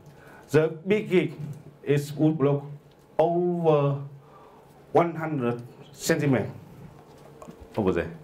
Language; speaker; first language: English; non-native, learner; Vietnamese